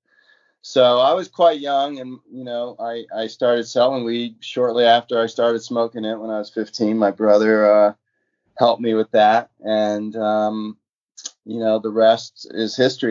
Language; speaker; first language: English; native; English